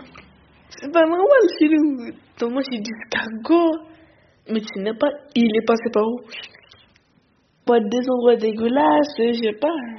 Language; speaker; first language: French; early bilingual, other home language; Arabic